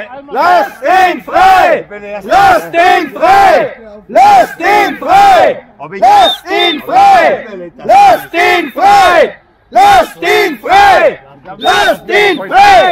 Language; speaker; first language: German; native; German